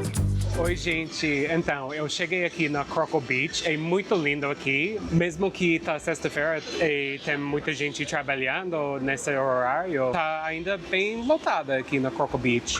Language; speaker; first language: Portuguese; non-native, fluent; English